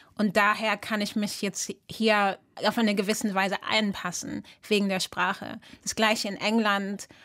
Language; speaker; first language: German; early bilingual, other home language; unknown